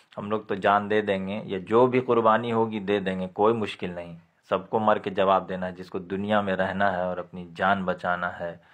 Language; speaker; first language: Urdu; native; Urdu